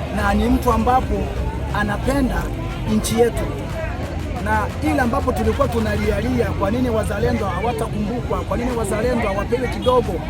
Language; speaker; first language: Swahili; native; Swahili